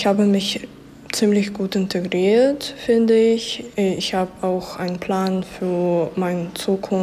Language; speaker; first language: German; non-native, fluent; Ukrainian